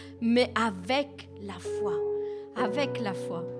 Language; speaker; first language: French; native; French